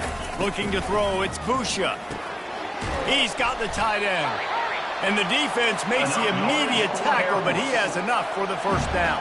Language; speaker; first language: English; native; English